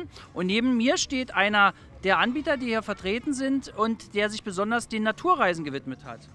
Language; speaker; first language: German; native; German